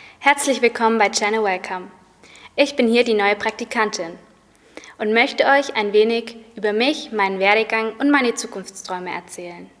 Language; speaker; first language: German; native; German